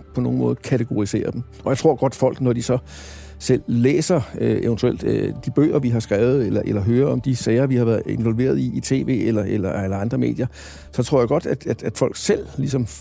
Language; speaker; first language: Danish; native; Danish